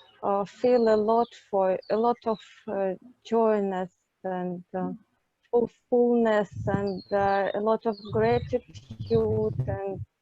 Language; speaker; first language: English; non-native, fluent; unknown